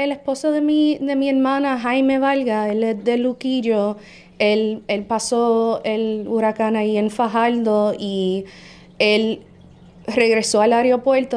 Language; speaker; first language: Spanish; early bilingual, heritage; Spanish